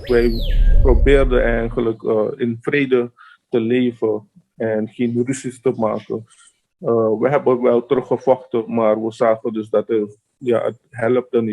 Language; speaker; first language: Dutch; non-native, local second language; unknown